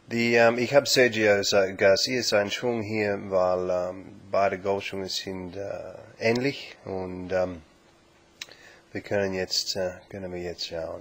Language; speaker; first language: German; non-native, learner; English